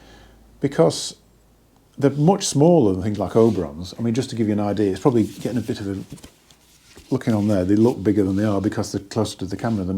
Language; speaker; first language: English; native; English